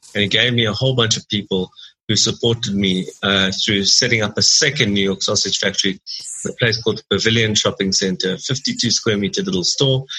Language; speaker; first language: English; native; English